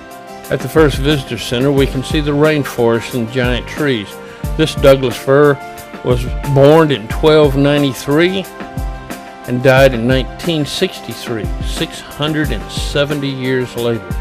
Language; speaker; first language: English; native; English